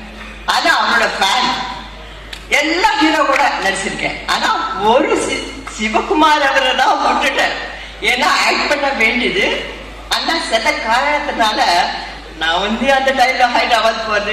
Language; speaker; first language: Tamil; non-native, local second language; Telugu